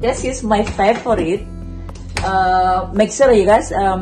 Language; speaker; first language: English; non-native, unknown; Indonesian